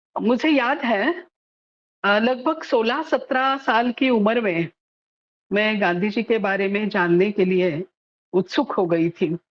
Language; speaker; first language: Hindi; non-native, local second language; Marathi